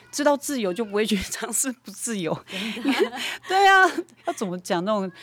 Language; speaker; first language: Chinese; native; Chinese